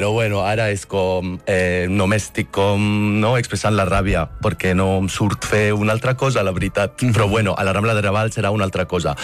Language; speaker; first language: Catalan; non-native, fluent; Arabic